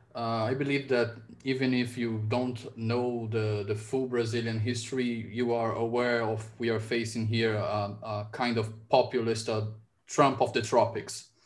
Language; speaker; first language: English; non-native, fluent; Portuguese